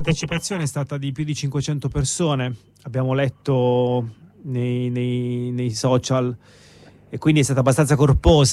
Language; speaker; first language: Italian; native; Italian